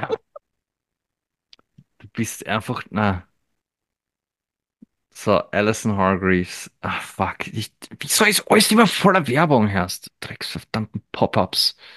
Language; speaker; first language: German; native; German